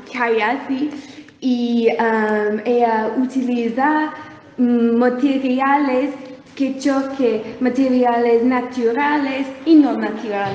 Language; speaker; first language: Spanish; non-native, learner; English